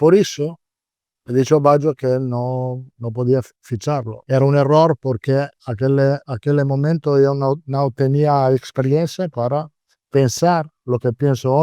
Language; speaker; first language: Spanish; non-native, fluent; Italian